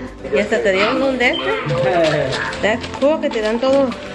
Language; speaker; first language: Spanish; early bilingual, heritage; Spanish